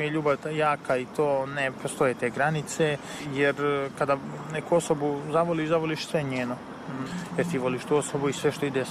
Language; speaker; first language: Serbian; native; Serbian